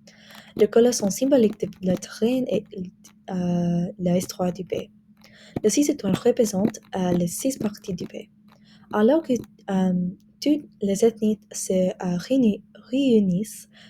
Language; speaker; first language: French; non-native, learner; English